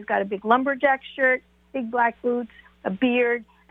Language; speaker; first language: English; native; English